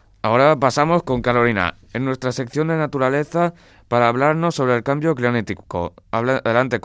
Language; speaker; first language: Spanish; native; Spanish